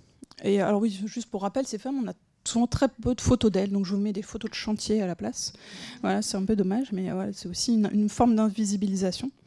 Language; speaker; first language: French; native; French